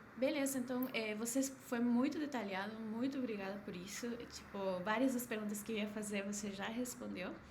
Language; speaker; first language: Portuguese; non-native, fluent; Spanish